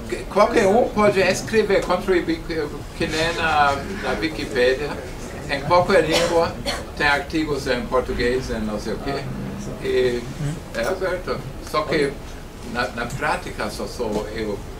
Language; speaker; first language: Portuguese; non-native, fluent; German